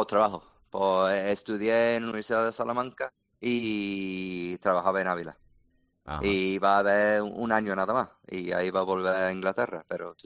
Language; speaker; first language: Spanish; non-native, fluent; English